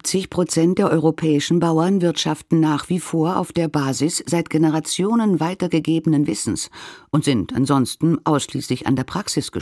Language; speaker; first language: German; native; German